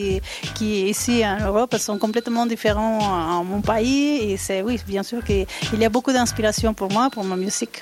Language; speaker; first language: French; non-native, fluent; Spanish